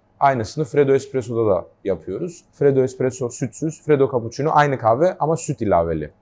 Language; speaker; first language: Turkish; early bilingual, heritage; Turkish